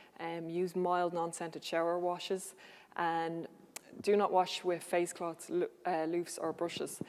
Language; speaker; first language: English; native; English